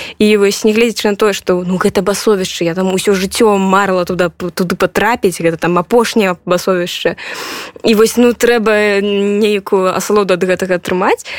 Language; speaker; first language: Belarusian; non-native, local second language; Russian